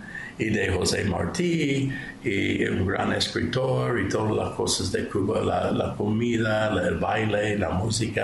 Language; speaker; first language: Spanish; non-native, fluent; English